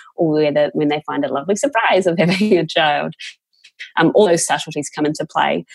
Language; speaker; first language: English; native; English